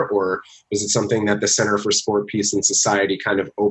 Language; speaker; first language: English; native; English